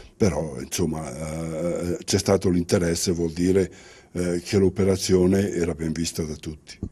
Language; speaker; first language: Italian; native; Italian